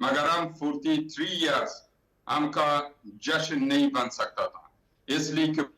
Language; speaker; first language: Hindi; non-native, learner; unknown